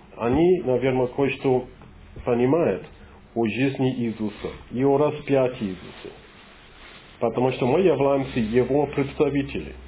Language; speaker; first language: Russian; non-native, fluent; English